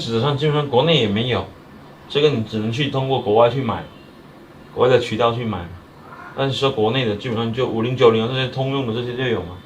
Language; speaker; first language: Chinese; native; Chinese